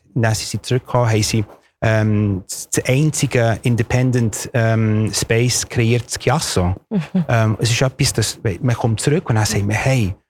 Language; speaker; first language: German; non-native, local second language; Italian